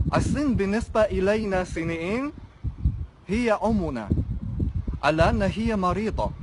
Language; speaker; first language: Arabic; non-native, fluent; Chinese